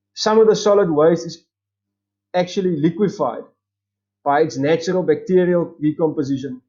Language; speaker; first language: English; non-native, local second language; Afrikaans